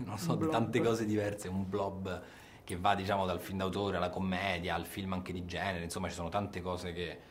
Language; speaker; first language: Italian; native; Italian